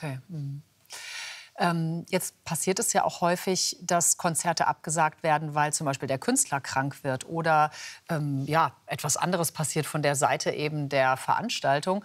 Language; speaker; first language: German; native; German